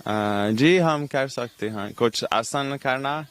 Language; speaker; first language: Hindi; non-native, learner; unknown